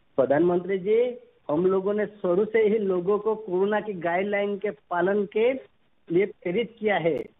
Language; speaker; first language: Hindi; non-native, local second language; Gujarati